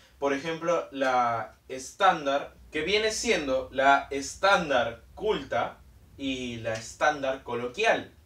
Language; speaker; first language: Spanish; native; Spanish